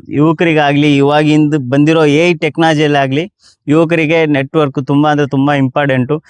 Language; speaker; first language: Kannada; non-native, local second language; Lambadi